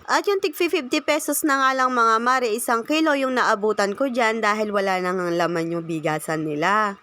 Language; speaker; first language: Filipino; native; Filipino